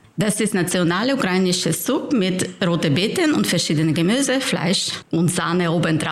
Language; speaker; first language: German; non-native, fluent; Ukrainian